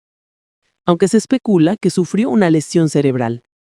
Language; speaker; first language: Spanish; native; Spanish